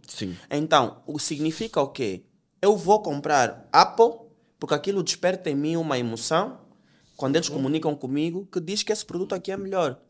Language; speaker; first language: Portuguese; native; Portuguese